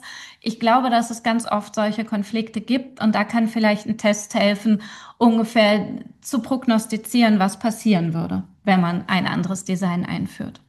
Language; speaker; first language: German; native; German